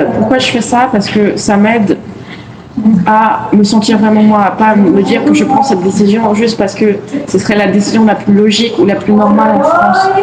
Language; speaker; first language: French; native; French